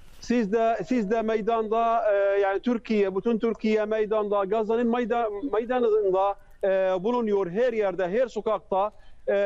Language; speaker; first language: Turkish; non-native, fluent; Arabic